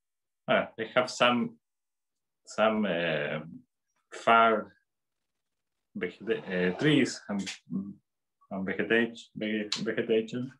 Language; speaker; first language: English; non-native, fluent; Spanish